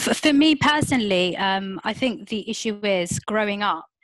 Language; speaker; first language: English; native; English